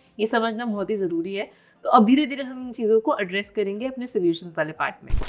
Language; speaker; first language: Hindi; native; Hindi